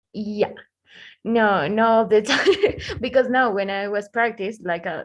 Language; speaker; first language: English; non-native, learner; Spanish